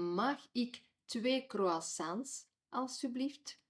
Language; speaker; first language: Dutch; non-native, fluent; Ukrainian